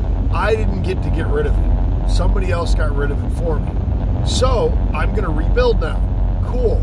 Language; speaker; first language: English; native; English